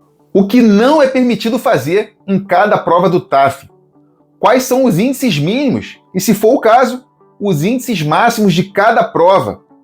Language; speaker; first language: Portuguese; native; Portuguese